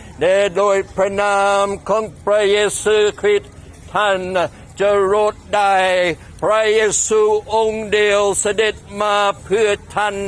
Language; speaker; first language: Thai; non-native, fluent; English